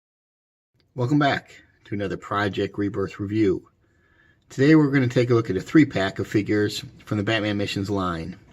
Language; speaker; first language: English; native; English